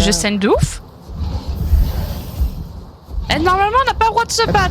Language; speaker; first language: French; native; French